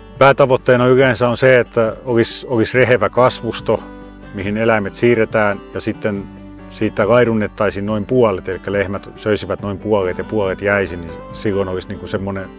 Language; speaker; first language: Finnish; native; Finnish